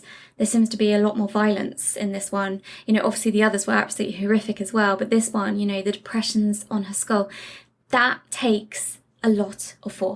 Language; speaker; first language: English; native; English